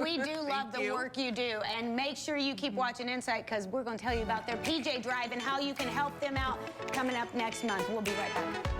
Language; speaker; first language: English; native; English